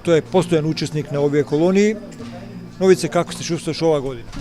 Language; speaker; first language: Macedonian; native; Macedonian